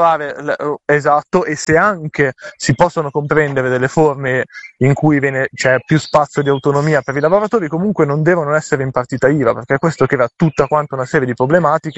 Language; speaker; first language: Italian; native; Italian